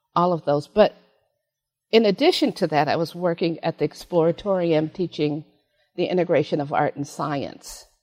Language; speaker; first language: English; native; English